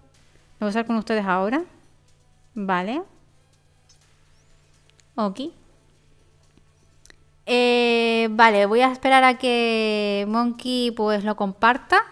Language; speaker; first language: Spanish; native; Spanish